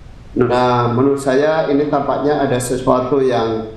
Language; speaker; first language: Indonesian; native; Indonesian